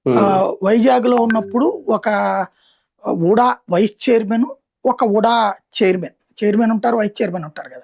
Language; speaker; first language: Telugu; native; Telugu